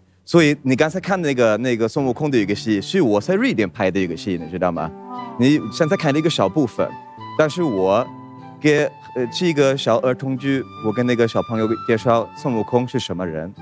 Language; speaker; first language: Chinese; non-native, fluent; Swedish